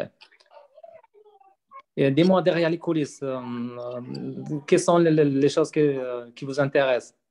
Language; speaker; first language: French; non-native, learner; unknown